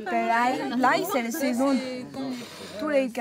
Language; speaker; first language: French; non-native, learner; Chinese